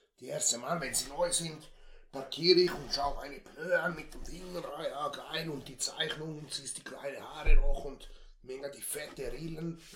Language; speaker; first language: German; native; German